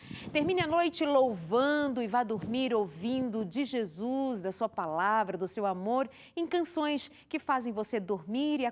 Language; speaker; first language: Portuguese; native; Portuguese